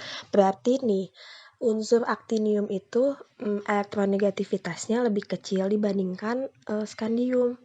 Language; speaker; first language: Indonesian; native; Indonesian